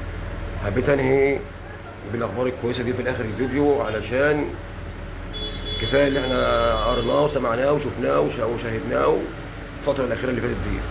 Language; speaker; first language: Arabic; native; Arabic